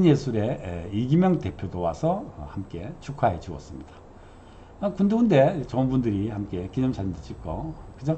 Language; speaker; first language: Korean; native; Korean